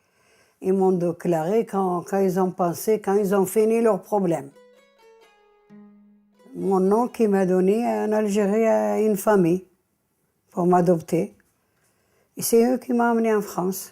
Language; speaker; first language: French; early bilingual, other home language; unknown